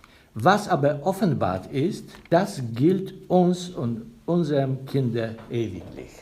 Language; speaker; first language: German; non-native, fluent; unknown